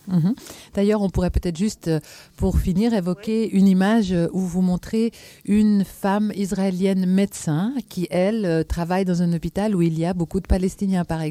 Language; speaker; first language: French; native; French